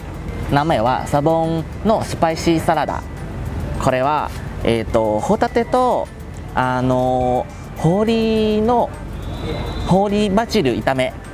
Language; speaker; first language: Japanese; non-native, learner; Thai